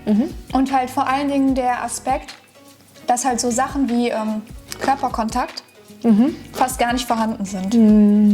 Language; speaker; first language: German; native; German